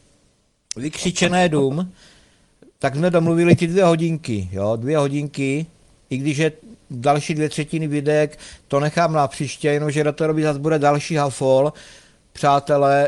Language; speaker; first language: Czech; native; Czech